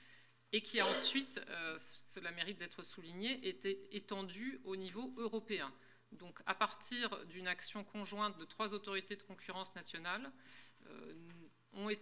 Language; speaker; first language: French; native; French